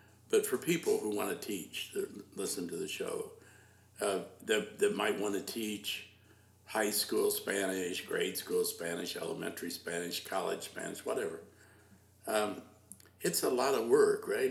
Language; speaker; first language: English; native; English